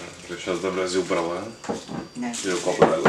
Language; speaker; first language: Portuguese; native; Portuguese